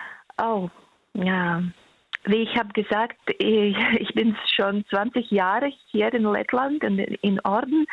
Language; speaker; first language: German; non-native, fluent; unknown